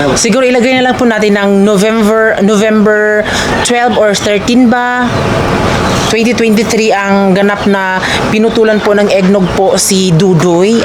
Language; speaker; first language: Filipino; non-native, local second language; Cebuano